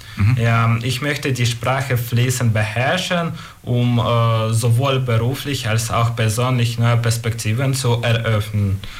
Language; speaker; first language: German; non-native, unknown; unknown